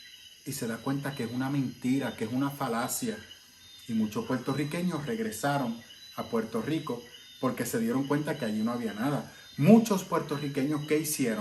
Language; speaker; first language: Spanish; native; Spanish